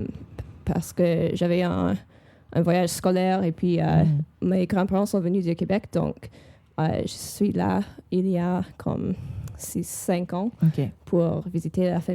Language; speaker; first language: French; non-native, fluent; English